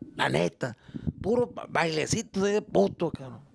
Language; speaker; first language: Spanish; early bilingual, other home language; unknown